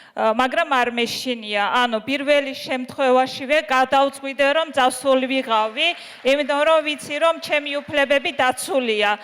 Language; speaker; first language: Georgian; non-native, local second language; Azerbaijani